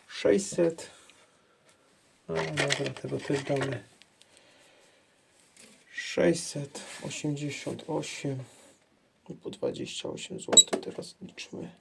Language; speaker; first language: Polish; native; Polish